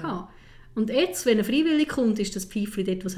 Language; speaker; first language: German; native; German